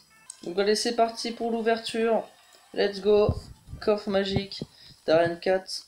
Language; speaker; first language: French; native; French